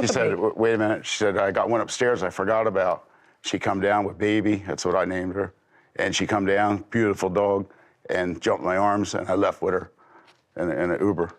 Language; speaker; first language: English; native; English